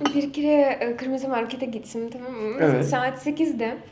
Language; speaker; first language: Turkish; non-native, fluent; Russian